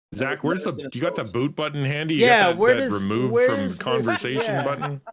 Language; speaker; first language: English; native; English